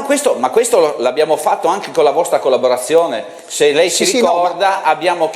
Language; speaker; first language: Italian; native; Italian